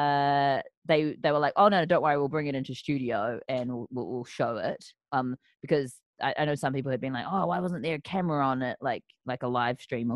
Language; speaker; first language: English; native; English